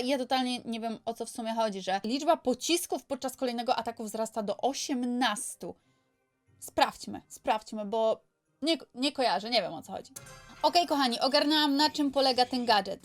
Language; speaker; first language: Polish; native; Polish